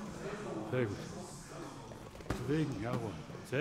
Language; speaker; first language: German; native; German